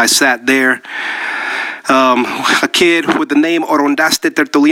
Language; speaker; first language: English; early bilingual, other home language; Spanish